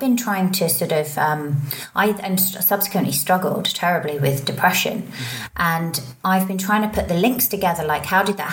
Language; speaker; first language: English; native; English